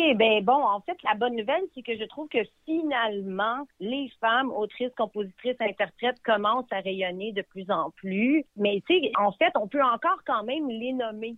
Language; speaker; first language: French; native; French